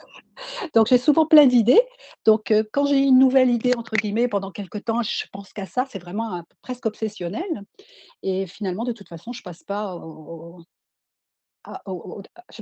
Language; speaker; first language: French; native; French